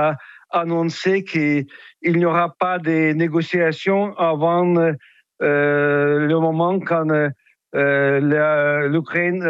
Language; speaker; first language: French; non-native, fluent; Russian